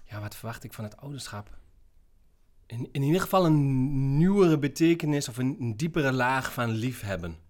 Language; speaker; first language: Dutch; native; Dutch